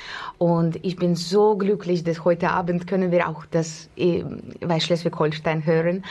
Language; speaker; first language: German; non-native, learner; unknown